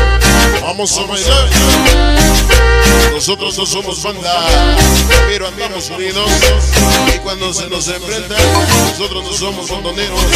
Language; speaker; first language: Spanish; native; Spanish